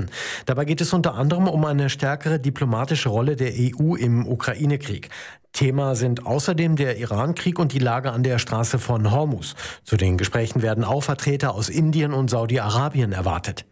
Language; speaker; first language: German; native; German